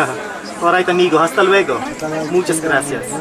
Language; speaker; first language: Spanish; non-native, learner; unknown